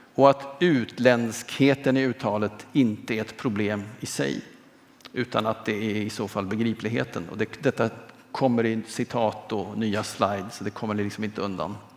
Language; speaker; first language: Swedish; native; Swedish